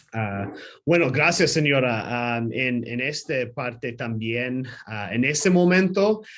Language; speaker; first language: Spanish; non-native, learner; English